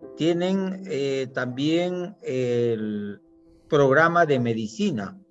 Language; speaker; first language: Spanish; native; Spanish